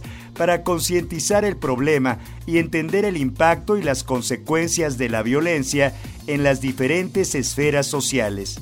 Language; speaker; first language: Spanish; native; Spanish